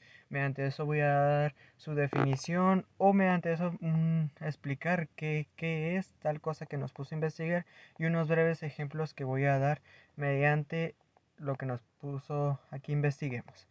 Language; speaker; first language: Spanish; native; Spanish